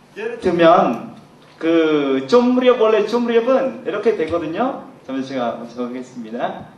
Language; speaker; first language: Korean; non-native, fluent; Khmer